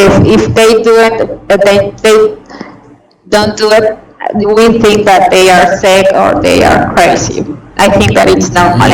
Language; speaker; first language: English; non-native, fluent; Spanish